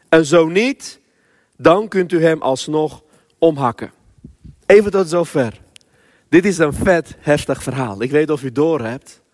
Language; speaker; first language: Dutch; early bilingual, other home language; Armenian